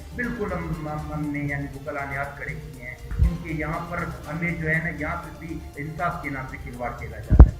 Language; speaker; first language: Urdu; non-native, local second language; Baluchi